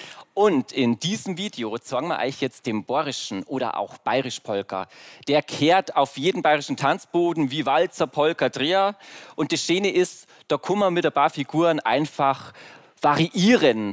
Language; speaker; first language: German; native; German